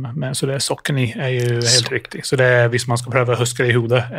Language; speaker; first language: Swedish; non-native, fluent; English